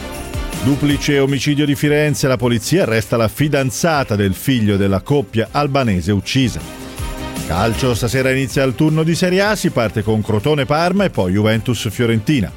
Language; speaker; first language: Italian; native; Italian